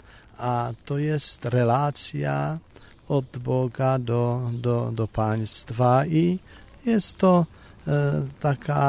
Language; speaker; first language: Polish; non-native, learner; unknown